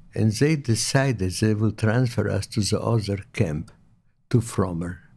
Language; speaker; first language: English; non-native, fluent; Lithuanian